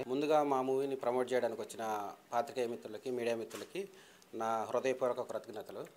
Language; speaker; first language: Telugu; native; Telugu